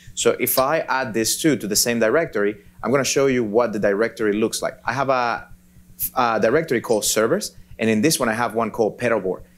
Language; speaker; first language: English; non-native, fluent; Spanish